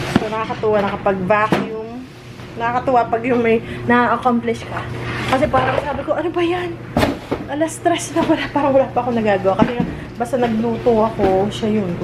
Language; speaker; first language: Filipino; native; Filipino